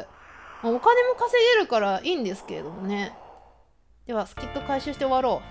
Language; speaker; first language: Japanese; native; Japanese